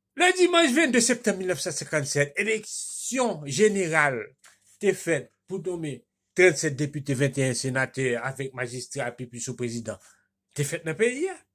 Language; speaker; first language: Haitian Creole; native; Haitian Creole